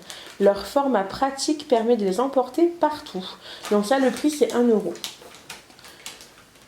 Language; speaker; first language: French; native; French